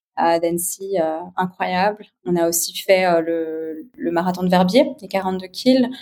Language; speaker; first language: French; native; French